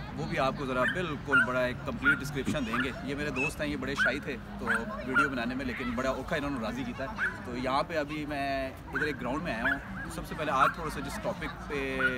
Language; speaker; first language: Urdu; non-native, local second language; Punjabi